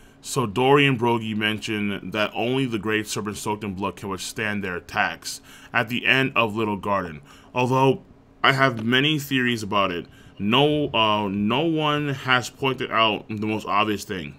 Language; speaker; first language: English; native; English